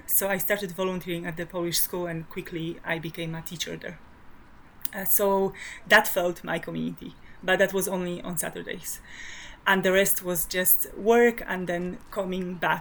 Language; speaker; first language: English; non-native, fluent; Polish